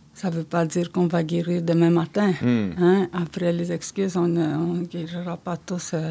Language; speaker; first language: French; non-native, fluent; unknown